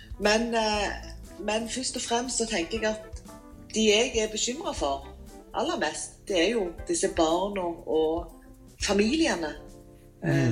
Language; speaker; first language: Norwegian; native; Norwegian